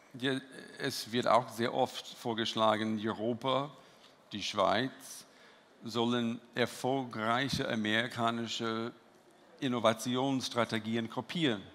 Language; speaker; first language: German; non-native, fluent; English